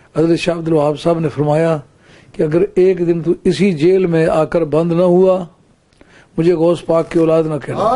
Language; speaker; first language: Urdu; non-native, local second language; Punjabi